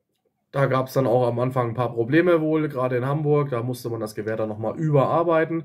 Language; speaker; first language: German; native; German